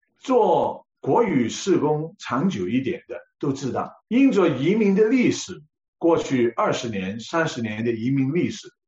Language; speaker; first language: Chinese; non-native, local second language; Cantonese